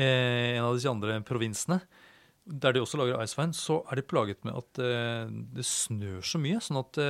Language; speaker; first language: Norwegian; native; Norwegian